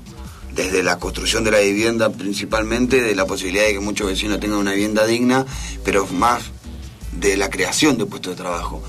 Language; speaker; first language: Spanish; native; Spanish